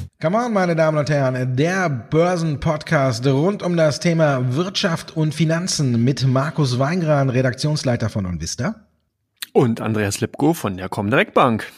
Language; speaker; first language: German; native; German